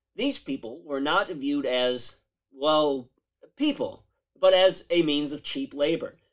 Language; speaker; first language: English; native; English